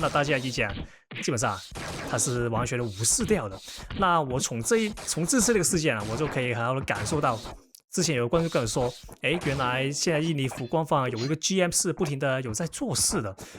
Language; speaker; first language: Chinese; non-native, local second language; Cantonese